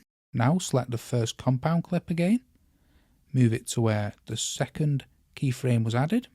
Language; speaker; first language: English; native; English